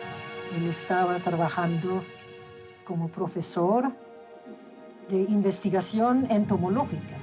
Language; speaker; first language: Spanish; non-native, fluent; German